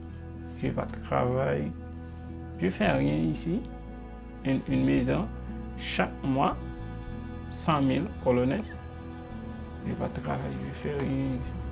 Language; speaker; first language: French; non-native, learner; Haitian Creole